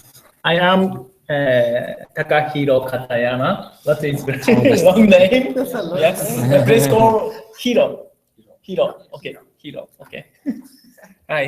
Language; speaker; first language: English; non-native, learner; Japanese